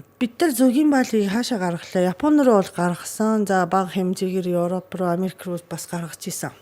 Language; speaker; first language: Mongolian; non-native, fluent; Japanese